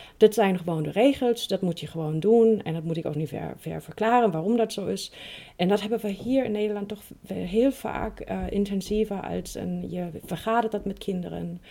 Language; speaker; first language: Dutch; non-native, fluent; German